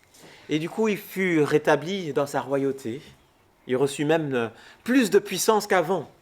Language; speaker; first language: French; native; French